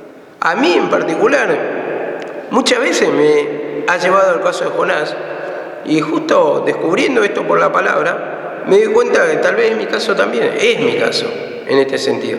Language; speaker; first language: Spanish; native; Spanish